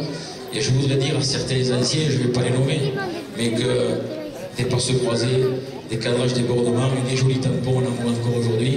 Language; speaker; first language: French; native; French